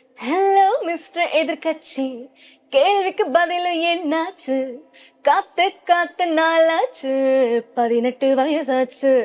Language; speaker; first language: Tamil; early bilingual, heritage; Tamil